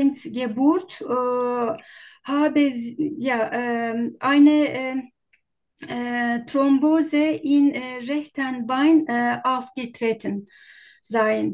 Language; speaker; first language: German; non-native, learner; Turkish